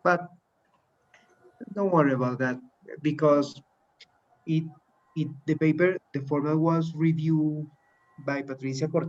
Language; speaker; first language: English; non-native, learner; Spanish